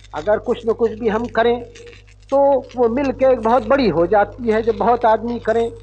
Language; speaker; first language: Hindi; native; Hindi